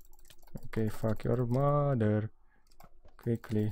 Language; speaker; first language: English; non-native, learner; Romanian